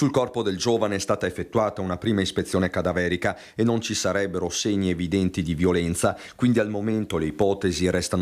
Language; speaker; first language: Italian; native; Italian